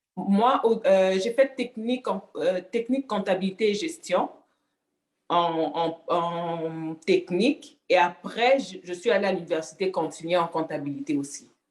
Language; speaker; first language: French; non-native, local second language; Lingala